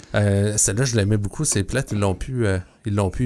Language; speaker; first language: French; native; French